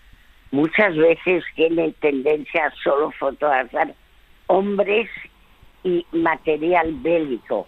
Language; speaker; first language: Spanish; early bilingual, other home language; French